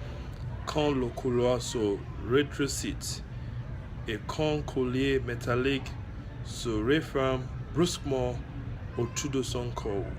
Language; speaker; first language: French; non-native, learner; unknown